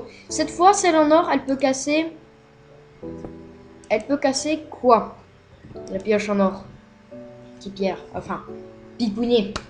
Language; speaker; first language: French; native; French